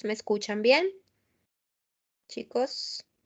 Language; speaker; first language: Spanish; native; Spanish